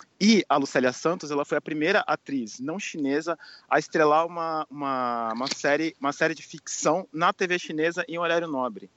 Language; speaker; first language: Portuguese; native; Portuguese